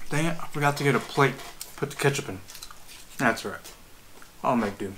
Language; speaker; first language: English; native; English